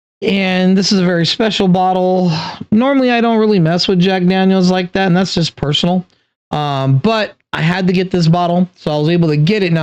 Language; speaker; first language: English; native; English